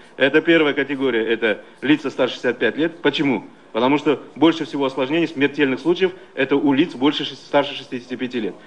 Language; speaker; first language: Russian; non-native, local second language; Uzbek